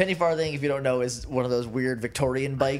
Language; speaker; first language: English; native; English